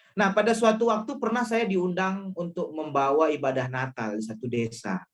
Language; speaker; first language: Indonesian; non-native, local second language; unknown